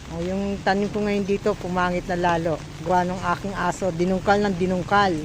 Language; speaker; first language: Filipino; non-native, local second language; Pampanga